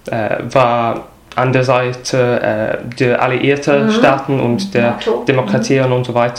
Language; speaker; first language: German; non-native, fluent; English